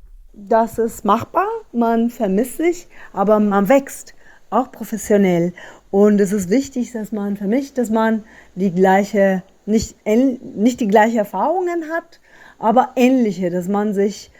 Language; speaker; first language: German; non-native, fluent; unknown